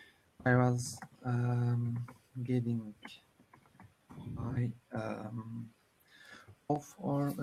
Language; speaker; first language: English; non-native, learner; Turkish